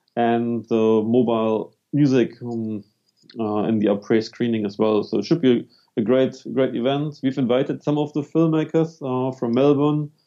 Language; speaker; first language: English; non-native, fluent; German